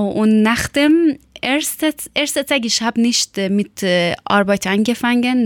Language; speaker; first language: German; non-native, learner; Persian